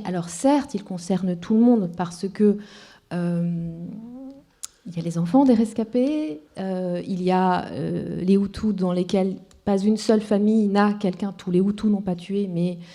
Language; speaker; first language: French; non-native, local second language; Kinyarwanda